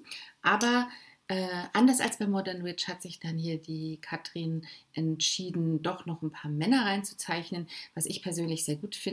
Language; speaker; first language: German; native; German